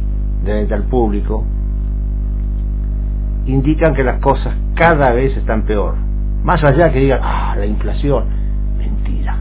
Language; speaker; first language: Spanish; native; Spanish